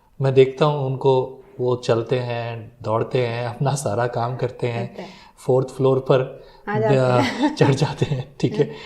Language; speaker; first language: Hindi; native; Hindi